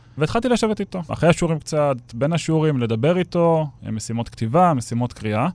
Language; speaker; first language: Hebrew; native; Hebrew